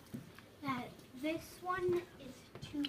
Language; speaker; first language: English; native; English